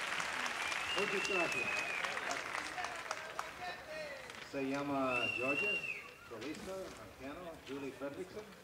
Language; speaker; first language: Spanish; non-native, learner; English